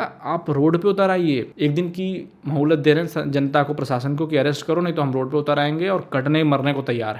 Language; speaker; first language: Hindi; native; Hindi